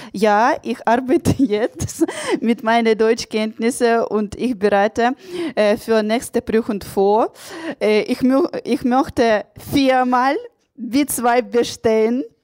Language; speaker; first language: German; non-native, learner; Russian